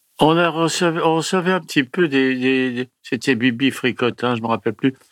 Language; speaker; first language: French; early bilingual, other home language; Italian